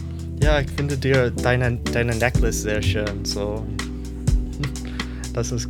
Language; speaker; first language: German; non-native, learner; English